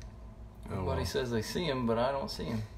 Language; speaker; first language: English; native; English